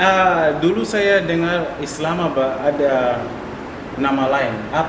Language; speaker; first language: Indonesian; non-native, fluent; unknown